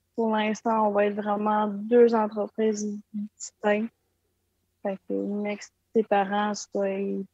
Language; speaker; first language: French; native; French